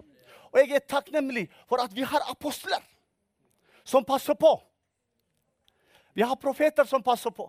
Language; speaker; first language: Norwegian; non-native, fluent; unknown